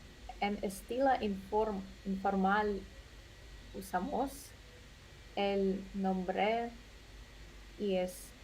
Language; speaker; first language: Spanish; non-native, learner; Russian